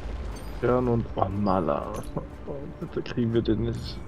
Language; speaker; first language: German; native; German